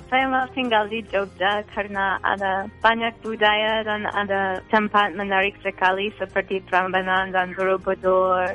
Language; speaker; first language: Indonesian; non-native, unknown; English